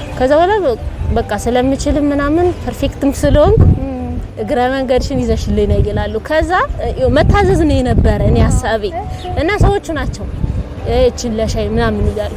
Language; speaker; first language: Amharic; native; Amharic